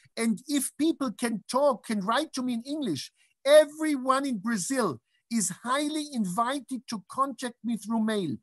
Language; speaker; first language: English; non-native, fluent; Hebrew